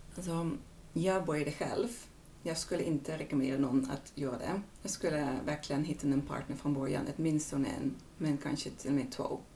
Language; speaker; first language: Swedish; non-native, fluent; Dutch